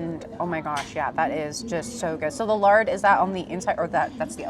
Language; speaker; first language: English; native; English